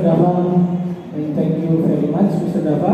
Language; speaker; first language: English; non-native, learner; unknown